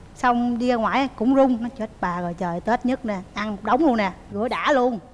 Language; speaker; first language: Vietnamese; native; Vietnamese